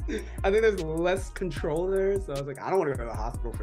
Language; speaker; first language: English; native; English